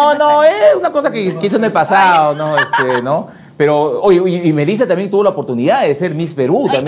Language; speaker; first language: Spanish; native; Spanish